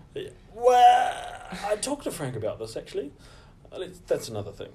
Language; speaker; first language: English; native; English